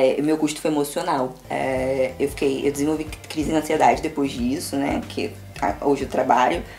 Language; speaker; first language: Portuguese; native; Portuguese